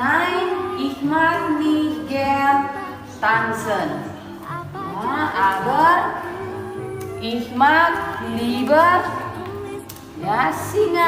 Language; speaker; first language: German; non-native, fluent; Indonesian